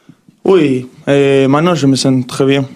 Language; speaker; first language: French; non-native, learner; Spanish